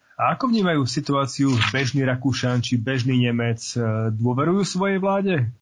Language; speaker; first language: Slovak; non-native, learner; German